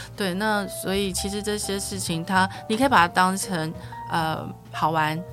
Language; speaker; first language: Chinese; native; Chinese